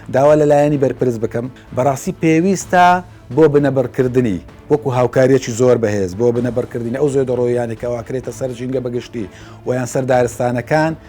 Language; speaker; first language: Central Kurdish; native; Central Kurdish